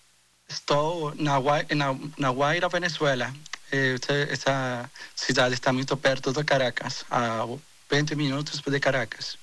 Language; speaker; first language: Portuguese; non-native, fluent; Spanish